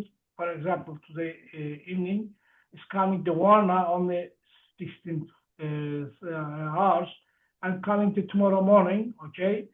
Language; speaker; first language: English; non-native, learner; Turkish